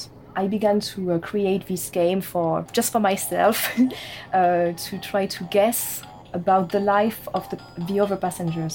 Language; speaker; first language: English; non-native, fluent; French